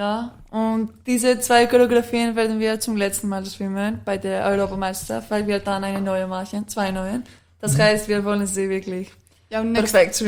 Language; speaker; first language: German; non-native, fluent; Greek